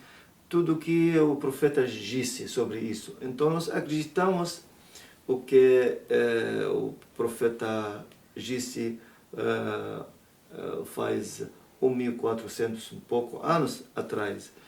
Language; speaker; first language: Portuguese; non-native, learner; Arabic